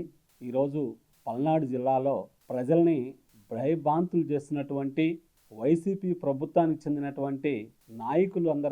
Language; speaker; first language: Telugu; native; Telugu